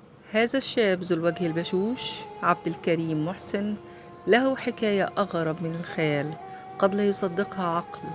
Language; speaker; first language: Arabic; native; Arabic